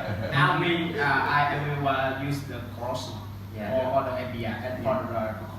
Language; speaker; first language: English; non-native, learner; Vietnamese